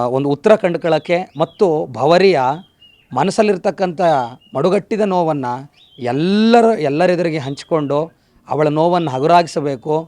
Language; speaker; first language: Kannada; native; Kannada